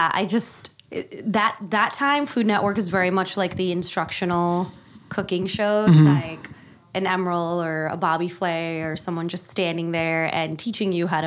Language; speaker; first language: English; early bilingual, other home language; Kannada